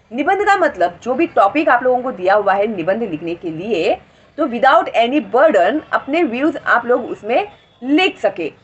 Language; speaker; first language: Hindi; non-native, local second language; Marathi